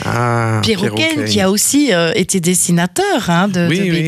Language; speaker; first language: French; native; French